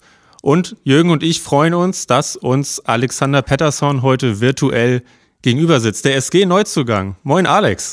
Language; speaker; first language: German; native; German